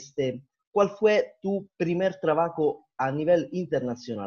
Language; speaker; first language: Spanish; non-native, fluent; Italian